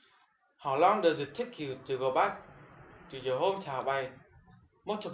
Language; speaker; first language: English; non-native, learner; Vietnamese